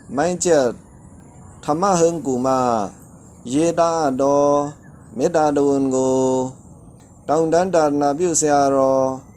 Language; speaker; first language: Burmese; non-native, local second language; Shan